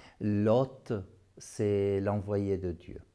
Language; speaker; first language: French; non-native, fluent; Arabic